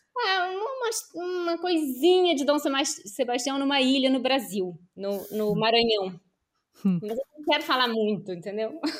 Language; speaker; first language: Portuguese; native; Portuguese